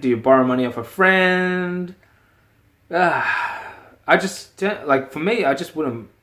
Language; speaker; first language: English; native; English